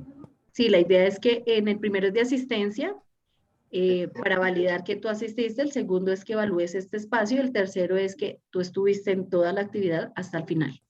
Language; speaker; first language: Spanish; native; Spanish